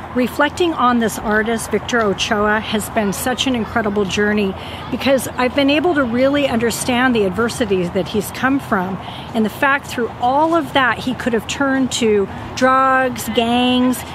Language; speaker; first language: English; native; English